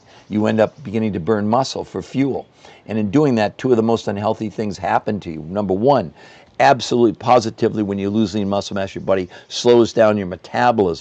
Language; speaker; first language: English; native; English